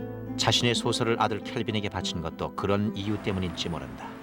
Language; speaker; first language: Korean; native; Korean